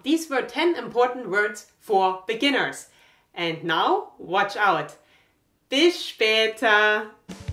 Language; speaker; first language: English; non-native, fluent; German